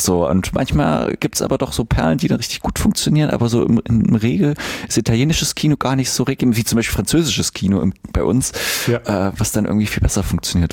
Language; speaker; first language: German; native; German